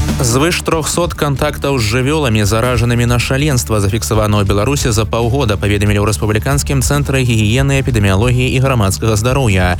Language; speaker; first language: Belarusian; native; Belarusian